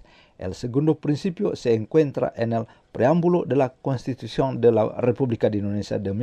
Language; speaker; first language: Spanish; non-native, fluent; Indonesian